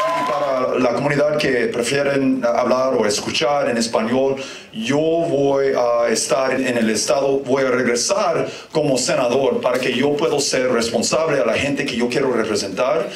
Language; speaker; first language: Spanish; non-native, fluent; English